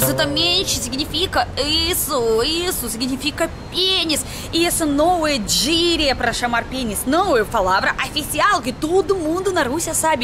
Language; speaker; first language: Portuguese; non-native, fluent; Russian